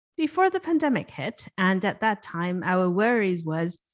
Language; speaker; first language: English; non-native, local second language; Cantonese